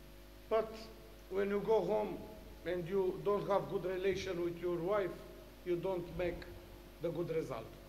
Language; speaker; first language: English; non-native, learner; Romanian